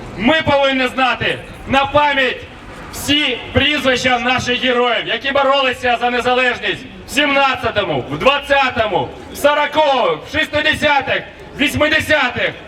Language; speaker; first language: Ukrainian; native; Ukrainian